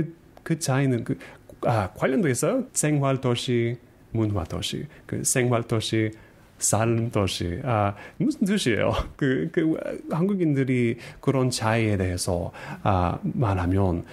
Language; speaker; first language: Korean; non-native, fluent; English